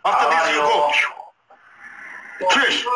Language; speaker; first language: English; non-native, learner; Serbian